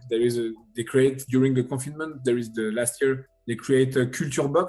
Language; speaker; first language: English; non-native, learner; French